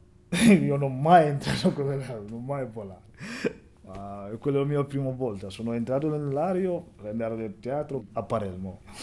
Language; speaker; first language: Italian; non-native, learner; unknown